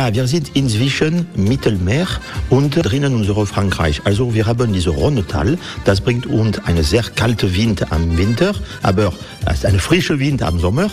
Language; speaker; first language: German; non-native, learner; French